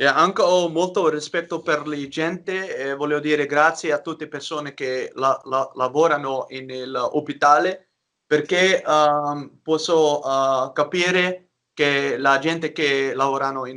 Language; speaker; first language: Italian; non-native, learner; Dutch